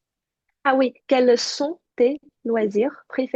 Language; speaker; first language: French; non-native, fluent; Chinese